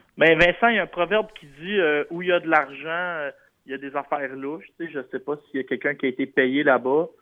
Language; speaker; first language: French; native; French